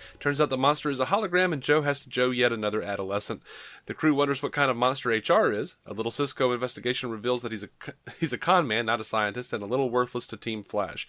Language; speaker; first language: English; native; English